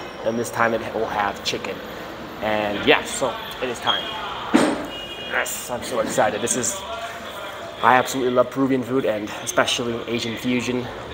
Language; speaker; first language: English; native; English